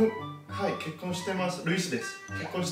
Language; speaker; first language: Japanese; non-native, learner; English